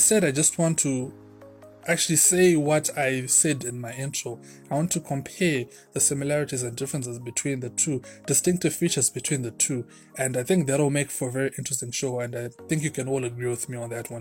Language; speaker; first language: English; non-native, local second language; Shona